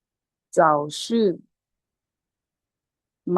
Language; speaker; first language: Chinese; non-native, learner; Lao